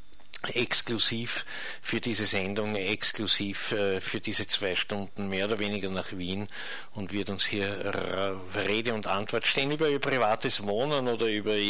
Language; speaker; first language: German; native; German